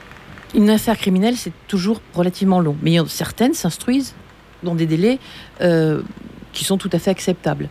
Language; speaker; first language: French; native; French